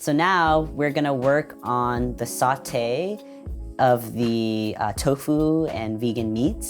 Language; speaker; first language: English; early bilingual, other home language; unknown